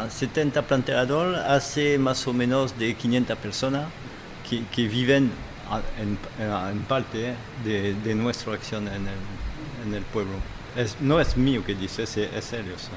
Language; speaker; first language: Spanish; non-native, fluent; French